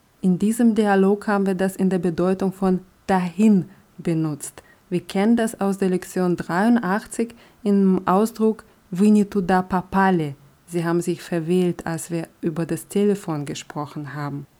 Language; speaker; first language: German; non-native, fluent; Russian